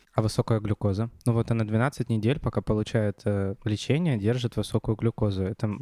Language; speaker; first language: Russian; native; Russian